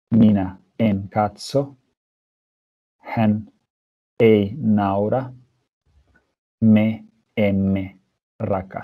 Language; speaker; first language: Finnish; non-native, fluent; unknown